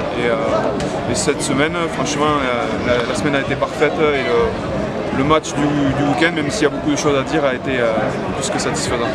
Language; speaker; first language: French; native; French